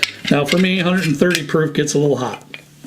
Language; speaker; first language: English; native; English